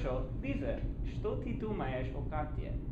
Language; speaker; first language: Russian; non-native, learner; English